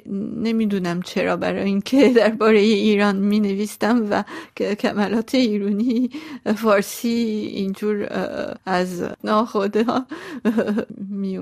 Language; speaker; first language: Persian; non-native, local second language; Armenian